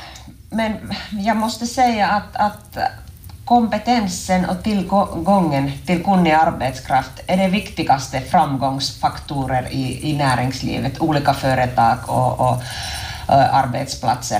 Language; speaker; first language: Swedish; non-native, local second language; Finnish